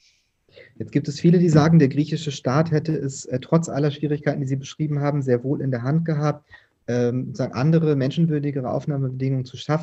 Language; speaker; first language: German; native; German